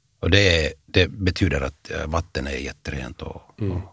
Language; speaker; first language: Swedish; non-native, fluent; Finnish